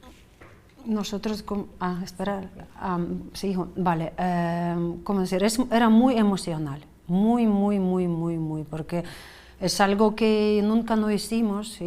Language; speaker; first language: Spanish; non-native, fluent; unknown